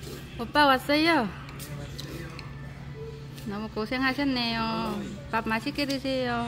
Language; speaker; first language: Korean; non-native, learner; Vietnamese